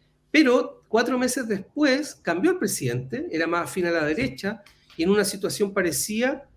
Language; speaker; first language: Spanish; native; Spanish